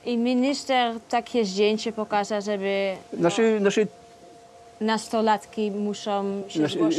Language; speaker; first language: Polish; early bilingual, heritage; Dutch